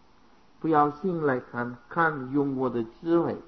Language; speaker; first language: Chinese; non-native, fluent; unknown